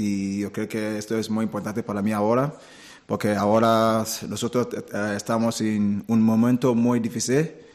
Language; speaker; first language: Spanish; non-native, learner; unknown